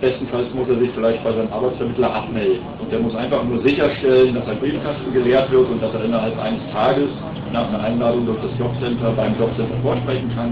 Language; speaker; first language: German; native; German